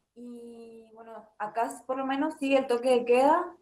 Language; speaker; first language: Spanish; native; Spanish